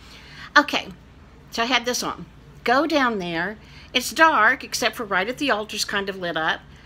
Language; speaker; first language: English; native; English